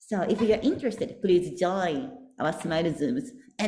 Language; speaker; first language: English; non-native, learner; Japanese